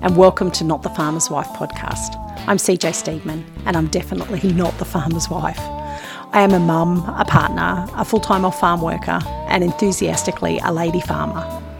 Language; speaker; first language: English; native; English